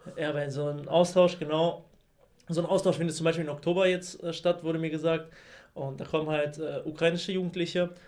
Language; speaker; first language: German; early bilingual, other home language; Greek